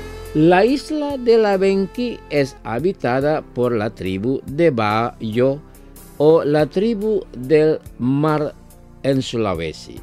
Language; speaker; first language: Spanish; non-native, fluent; Indonesian